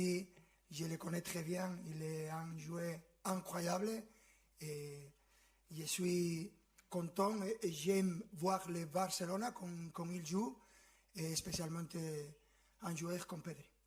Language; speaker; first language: French; non-native, fluent; Spanish